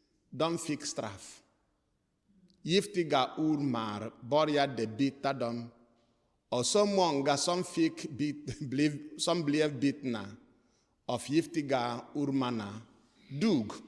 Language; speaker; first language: Swedish; non-native, fluent; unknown